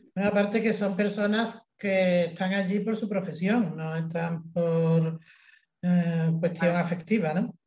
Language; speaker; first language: Spanish; native; Spanish